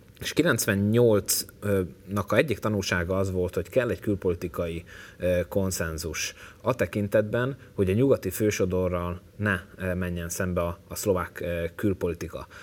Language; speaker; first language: Hungarian; native; Hungarian